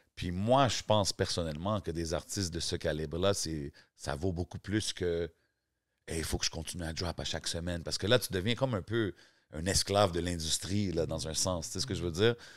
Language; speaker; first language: French; native; French